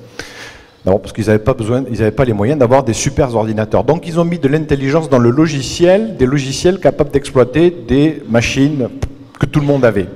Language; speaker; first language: French; native; French